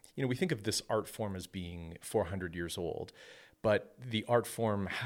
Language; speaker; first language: English; native; English